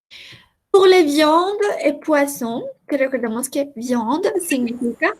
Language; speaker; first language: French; non-native, fluent; Spanish